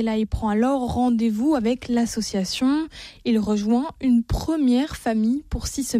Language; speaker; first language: French; native; French